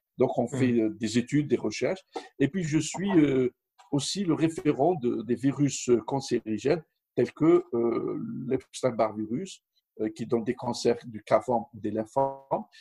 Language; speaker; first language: French; non-native, local second language; Arabic